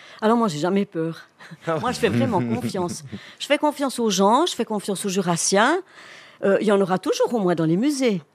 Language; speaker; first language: French; native; French